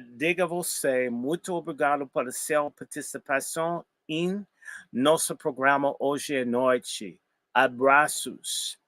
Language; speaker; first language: Portuguese; non-native, learner; English